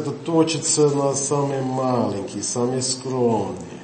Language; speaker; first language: Russian; non-native, fluent; English